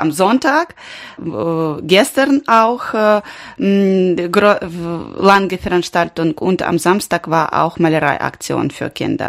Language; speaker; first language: German; non-native, learner; Ukrainian